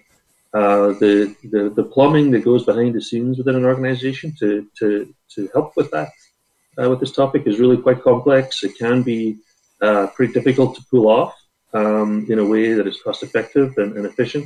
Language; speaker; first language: English; native; English